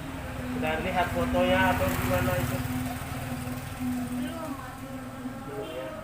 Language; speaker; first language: Indonesian; non-native, learner; Somali